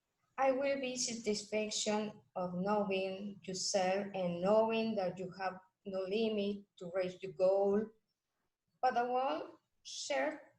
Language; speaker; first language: English; non-native, learner; Spanish